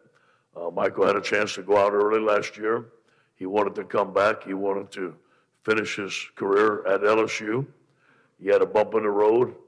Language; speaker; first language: English; native; English